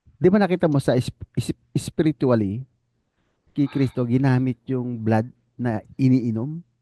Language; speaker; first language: Filipino; native; Filipino